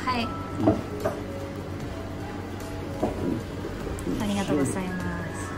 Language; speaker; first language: Japanese; non-native, learner; Thai